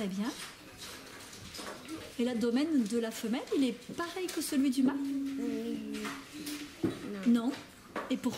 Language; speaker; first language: French; native; French